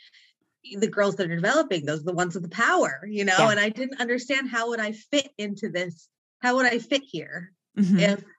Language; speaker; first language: English; native; English